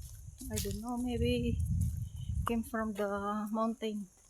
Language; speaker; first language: English; non-native, learner; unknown